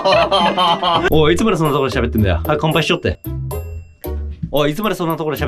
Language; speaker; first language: Japanese; native; Japanese